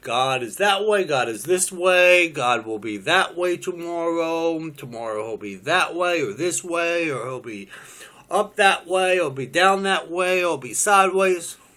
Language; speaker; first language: English; native; English